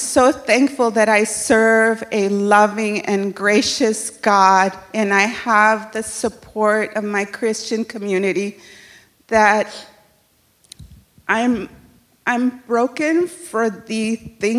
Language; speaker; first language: English; early bilingual, other home language; Spanish